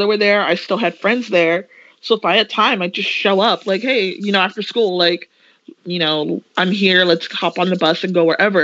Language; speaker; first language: English; native; English